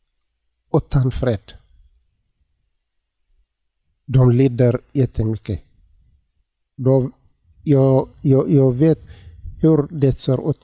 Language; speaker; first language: Swedish; non-native, learner; Tigrinya